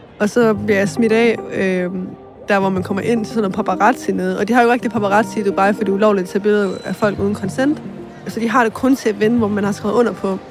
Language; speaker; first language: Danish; early bilingual, other home language; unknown